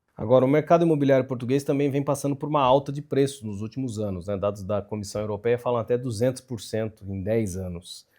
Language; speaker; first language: Portuguese; native; Portuguese